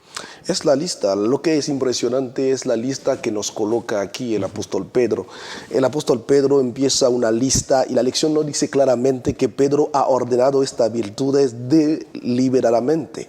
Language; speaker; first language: Spanish; non-native, fluent; Haitian Creole